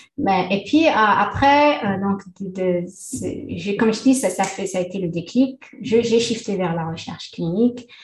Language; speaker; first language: French; non-native, local second language; Arabic